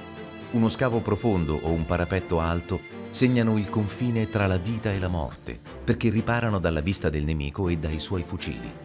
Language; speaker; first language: Italian; native; Italian